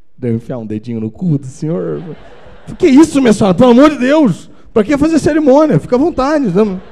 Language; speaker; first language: Portuguese; native; Portuguese